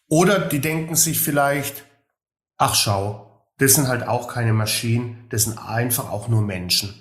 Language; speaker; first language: German; native; German